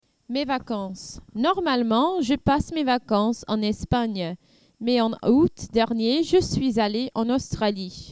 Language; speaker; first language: French; non-native, learner; English